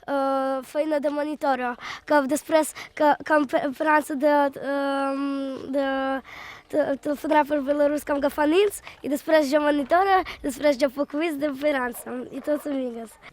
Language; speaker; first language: Catalan; non-native, learner; Russian